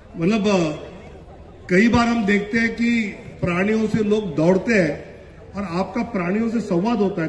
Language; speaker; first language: Hindi; non-native, local second language; Marathi